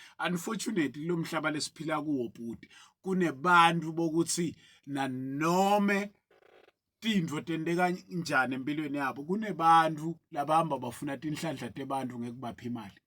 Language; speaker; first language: Zulu; non-native, local second language; Swati